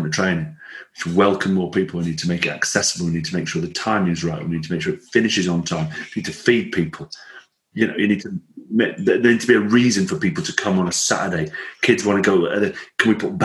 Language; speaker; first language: English; native; English